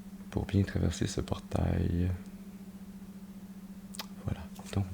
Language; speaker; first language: French; native; French